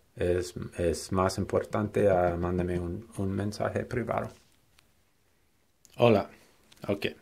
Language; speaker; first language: Spanish; non-native, learner; English